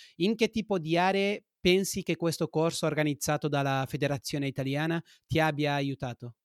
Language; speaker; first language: Italian; non-native, fluent; Portuguese